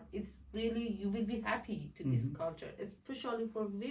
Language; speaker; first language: English; non-native, learner; Persian